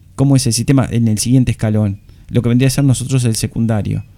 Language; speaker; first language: Spanish; native; Spanish